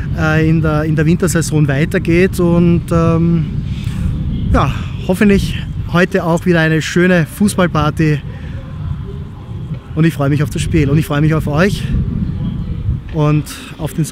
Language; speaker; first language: German; native; German